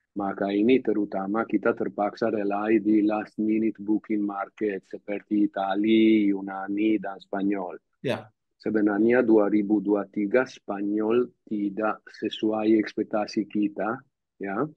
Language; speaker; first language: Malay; non-native, fluent; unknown